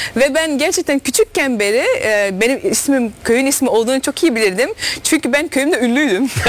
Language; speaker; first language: Turkish; early bilingual, heritage; Dutch